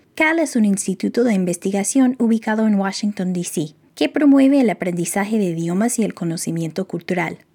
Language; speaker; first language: Spanish; non-native, fluent; English